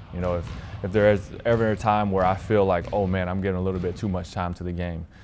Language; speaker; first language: English; native; English